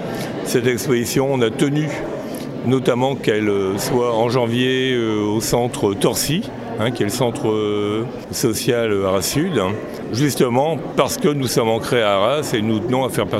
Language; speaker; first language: French; native; French